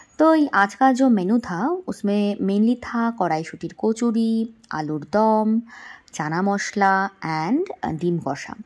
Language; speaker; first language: Hindi; non-native, local second language; Bangla